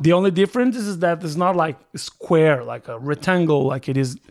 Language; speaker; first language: English; non-native, fluent; Portuguese